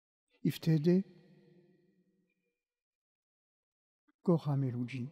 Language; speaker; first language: Polish; non-native, fluent; French